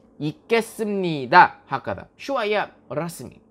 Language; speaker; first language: Arabic; non-native, fluent; Korean